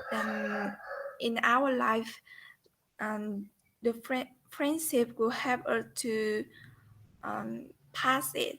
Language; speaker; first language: English; non-native, learner; Vietnamese